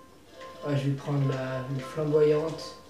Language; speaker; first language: French; native; French